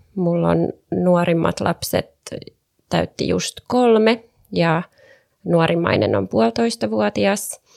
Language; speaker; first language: Finnish; non-native, local second language; Swedish